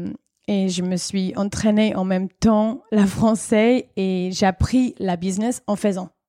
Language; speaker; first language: French; non-native, fluent; English